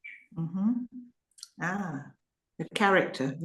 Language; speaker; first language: French; non-native, learner; English